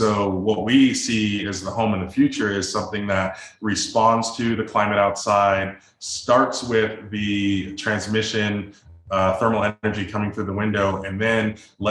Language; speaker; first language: English; native; English